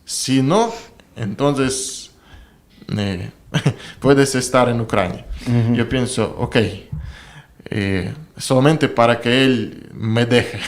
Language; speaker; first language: Spanish; non-native, learner; Russian